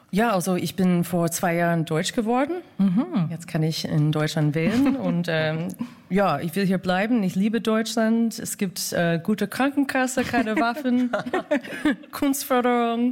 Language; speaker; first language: German; non-native, fluent; English